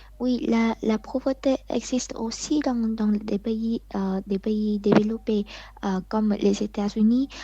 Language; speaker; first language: French; non-native, learner; Vietnamese